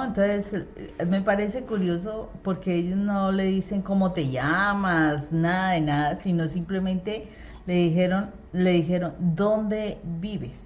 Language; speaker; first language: Spanish; native; Spanish